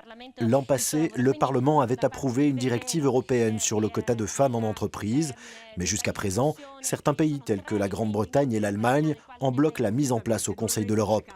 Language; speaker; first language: French; native; French